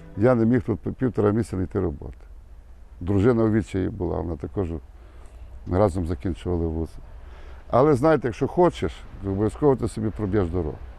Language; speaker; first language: Ukrainian; native; Ukrainian